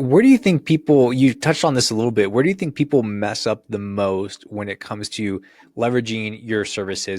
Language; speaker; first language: English; native; English